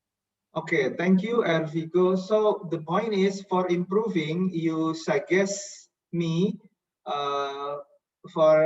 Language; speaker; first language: English; non-native, fluent; Indonesian